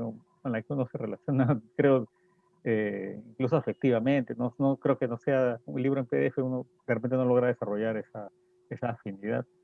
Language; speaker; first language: Spanish; native; Spanish